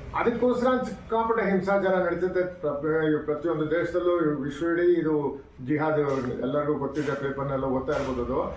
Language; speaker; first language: Kannada; native; Kannada